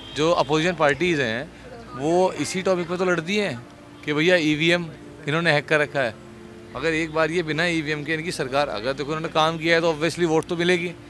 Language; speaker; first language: Hindi; native; Hindi